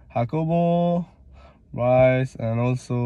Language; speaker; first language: English; non-native, learner; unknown